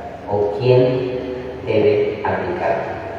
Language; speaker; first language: Spanish; non-native, local second language; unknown